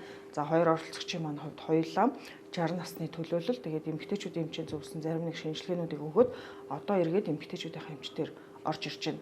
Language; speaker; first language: Mongolian; native; Mongolian